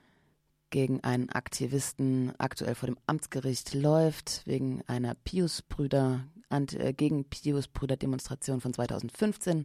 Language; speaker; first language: German; native; German